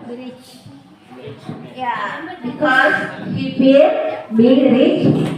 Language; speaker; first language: English; non-native, learner; Indonesian